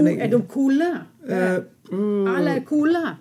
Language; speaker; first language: Swedish; non-native, fluent; Greek